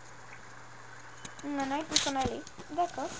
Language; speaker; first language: French; native; French